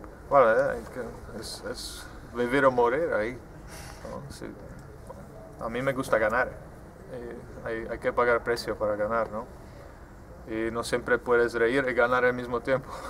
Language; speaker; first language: Spanish; non-native, fluent; Czech